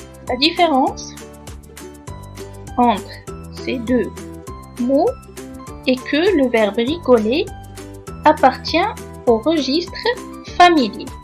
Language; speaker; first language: French; non-native, local second language; Arabic